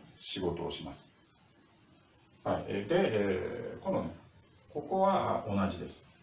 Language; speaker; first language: Japanese; non-native, fluent; Russian